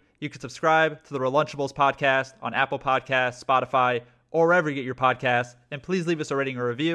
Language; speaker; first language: English; native; English